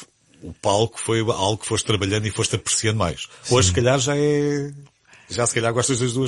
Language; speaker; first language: Portuguese; native; Portuguese